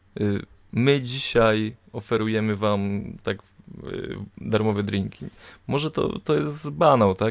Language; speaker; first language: Polish; native; Polish